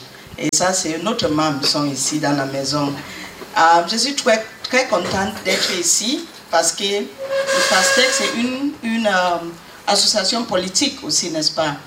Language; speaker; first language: French; non-native, learner; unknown